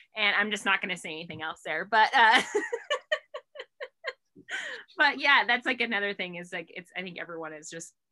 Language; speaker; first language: English; native; English